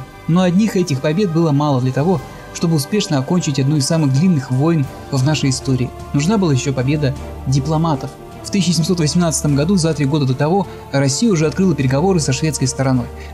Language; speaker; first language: Russian; native; Russian